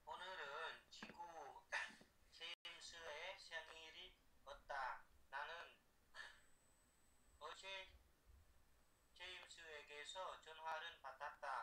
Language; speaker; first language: Korean; non-native, learner; Vietnamese